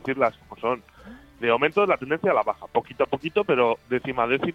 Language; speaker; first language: Spanish; native; Spanish